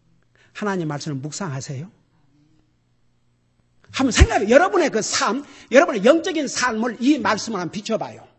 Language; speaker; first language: Korean; native; Korean